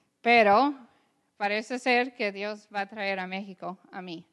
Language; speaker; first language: Spanish; early bilingual, other home language; English